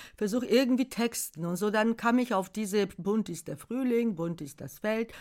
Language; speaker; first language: German; non-native, fluent; Bulgarian